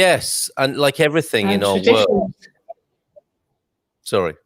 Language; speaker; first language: English; native; English